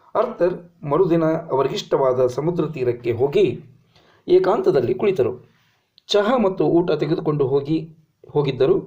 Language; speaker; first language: Kannada; native; Kannada